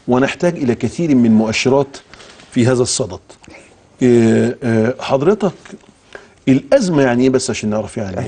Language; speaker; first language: Arabic; native; Arabic